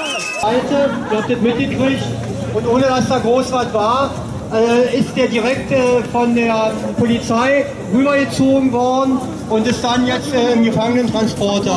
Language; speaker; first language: German; native; German